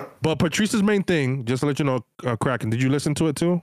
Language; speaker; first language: English; early bilingual, other home language; Spanish